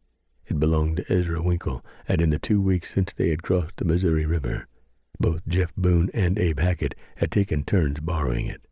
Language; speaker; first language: English; native; English